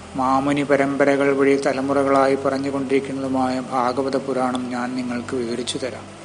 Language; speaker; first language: Malayalam; native; Malayalam